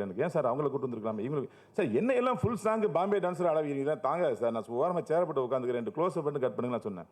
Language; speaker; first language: Tamil; native; Tamil